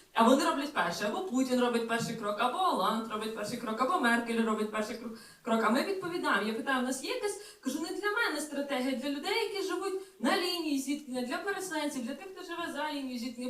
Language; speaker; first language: Ukrainian; native; Ukrainian